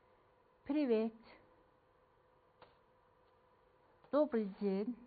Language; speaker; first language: Russian; non-native, fluent; Mongolian